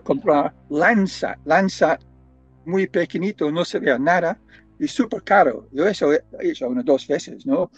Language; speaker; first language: Spanish; non-native, fluent; English